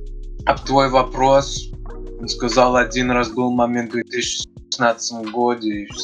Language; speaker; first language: Russian; early bilingual, heritage; Russian